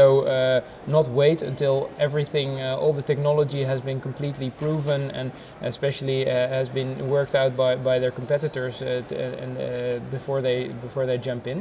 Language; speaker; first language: English; non-native, fluent; Dutch